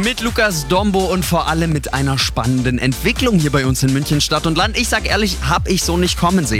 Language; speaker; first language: German; native; German